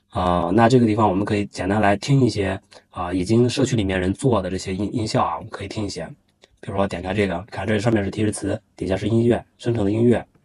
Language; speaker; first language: Chinese; native; Chinese